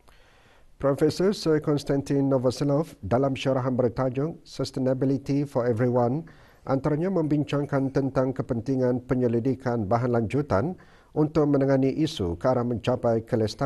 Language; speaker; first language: Malay; native; Malay